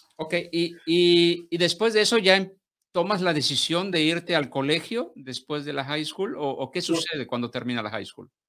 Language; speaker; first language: Spanish; native; Spanish